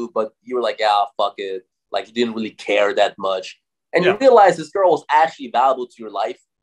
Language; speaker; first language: English; non-native, fluent; German